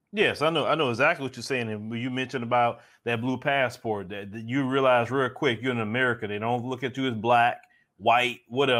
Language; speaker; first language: English; native; English